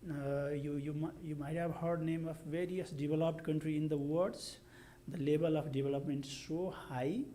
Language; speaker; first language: English; non-native, local second language; Nepali